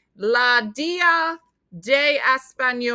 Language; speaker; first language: Spanish; non-native, learner; English